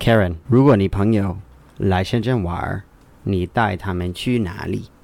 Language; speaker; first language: Chinese; non-native, learner; English